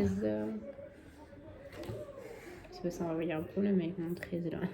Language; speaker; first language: French; native; French